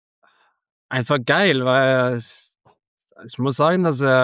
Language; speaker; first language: German; non-native, learner; Norwegian